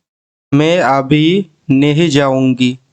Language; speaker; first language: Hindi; non-native, fluent; Bangla